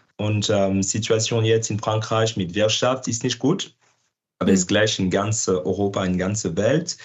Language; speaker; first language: German; non-native, learner; French